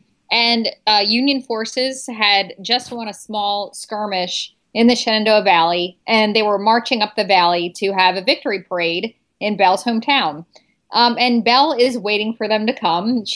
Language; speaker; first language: English; native; English